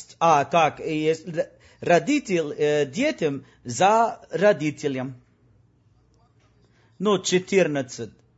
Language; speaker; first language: Russian; non-native, learner; Spanish